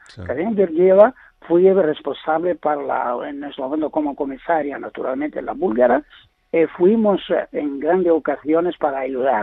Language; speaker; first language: Spanish; non-native, learner; Greek